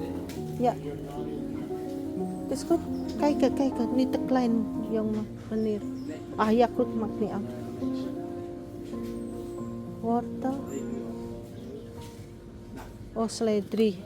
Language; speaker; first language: Dutch; non-native, learner; Indonesian